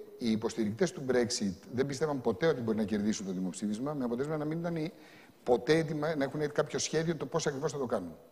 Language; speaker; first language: Greek; native; Greek